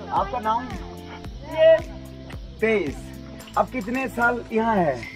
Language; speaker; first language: Hindi; non-native, local second language; Bangla